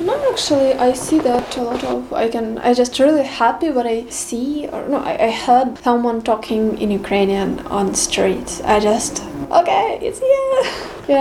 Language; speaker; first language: English; non-native, learner; Ukrainian